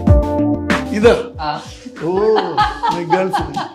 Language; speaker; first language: Telugu; non-native, learner; Tamil